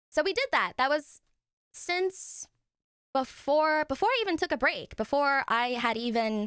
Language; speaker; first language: English; native; English